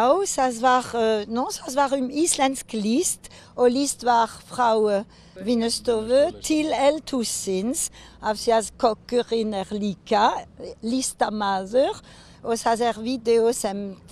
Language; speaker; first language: Icelandic; non-native, learner; French